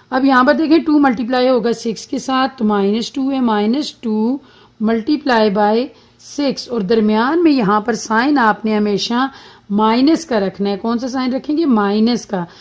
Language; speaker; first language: Urdu; native; Urdu